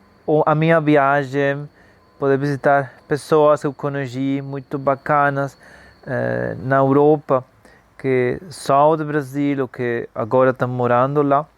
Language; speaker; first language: Portuguese; non-native, fluent; Spanish